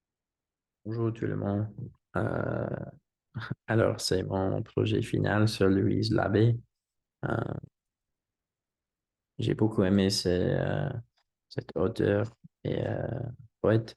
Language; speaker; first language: French; non-native, learner; English